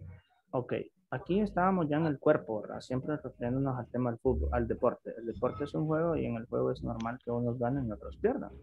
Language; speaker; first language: Spanish; native; Spanish